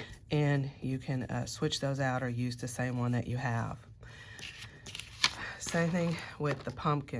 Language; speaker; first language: English; native; English